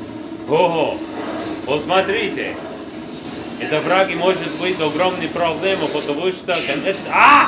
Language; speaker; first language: Russian; non-native, learner; English